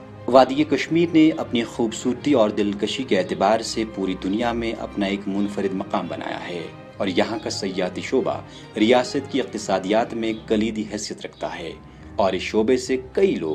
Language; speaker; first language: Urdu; non-native, local second language; Kashmiri